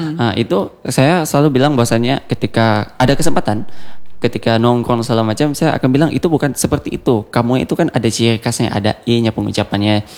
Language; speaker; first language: Indonesian; non-native, local second language; Achinese